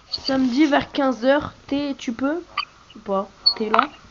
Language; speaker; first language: French; native; French